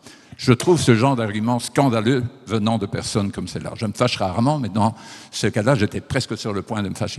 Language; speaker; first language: French; native; French